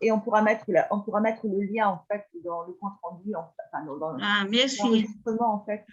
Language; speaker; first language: French; native; French